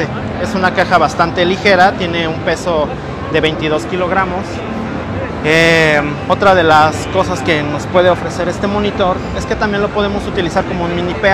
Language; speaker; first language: Spanish; native; Spanish